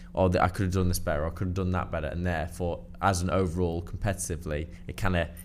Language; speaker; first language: English; native; English